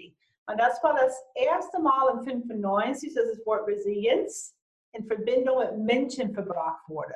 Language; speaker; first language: German; non-native, fluent; English